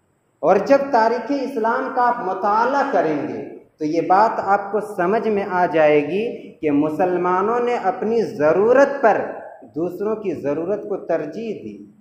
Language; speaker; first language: Urdu; native; Urdu